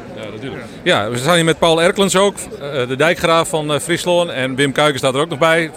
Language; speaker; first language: Dutch; non-native, local second language; Western Frisian